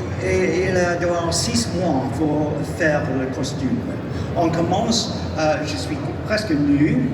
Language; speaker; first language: French; non-native, learner; English